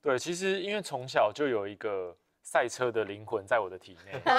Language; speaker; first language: Chinese; native; Chinese